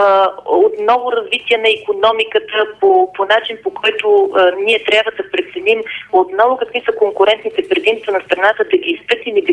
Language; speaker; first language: Bulgarian; native; Bulgarian